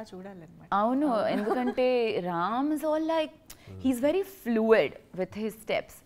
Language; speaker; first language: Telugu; non-native, local second language; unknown